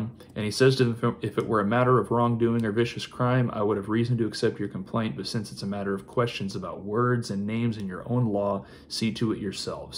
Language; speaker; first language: English; native; English